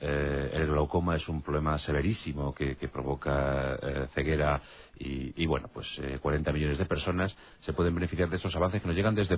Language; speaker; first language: Spanish; native; Spanish